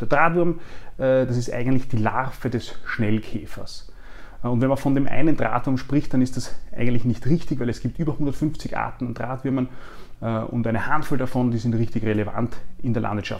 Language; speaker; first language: German; native; German